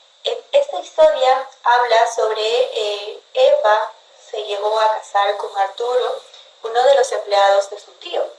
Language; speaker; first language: Spanish; native; Spanish